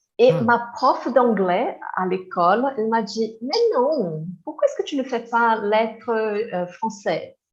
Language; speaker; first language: French; non-native, fluent; Portuguese